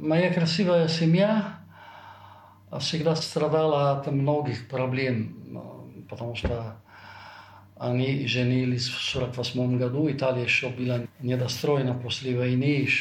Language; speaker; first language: Russian; non-native, fluent; Italian